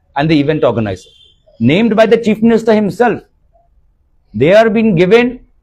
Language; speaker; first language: English; non-native, local second language; Assamese